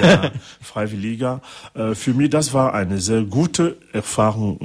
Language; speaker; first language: German; non-native, learner; French